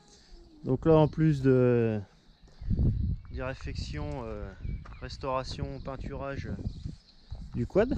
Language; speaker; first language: French; native; French